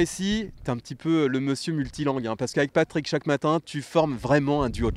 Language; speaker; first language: French; native; French